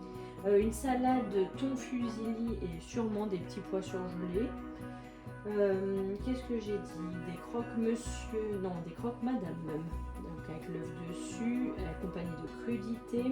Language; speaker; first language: French; native; French